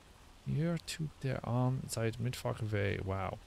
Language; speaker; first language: German; non-native, learner; English